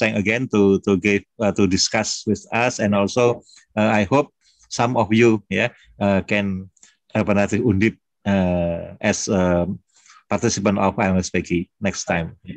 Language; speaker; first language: English; non-native, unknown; Indonesian